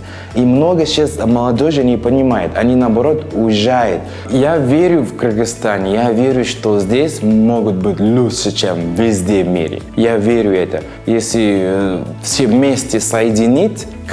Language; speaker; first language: Russian; non-native, fluent; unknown